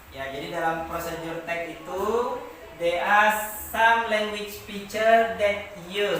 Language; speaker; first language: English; non-native, learner; Indonesian